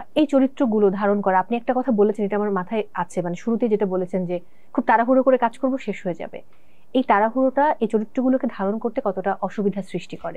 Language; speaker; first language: Bangla; native; Bangla